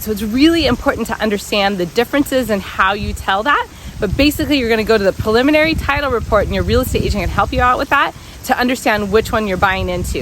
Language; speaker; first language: English; native; English